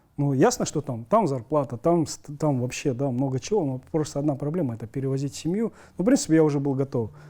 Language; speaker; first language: Russian; native; Russian